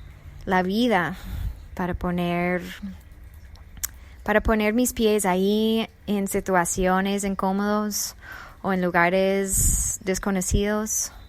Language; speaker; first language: Spanish; non-native, fluent; English